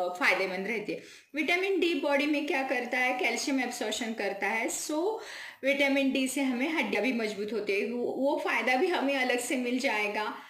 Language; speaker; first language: Hindi; non-native, local second language; Marathi